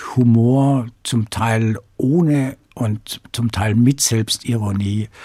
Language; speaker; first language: German; native; German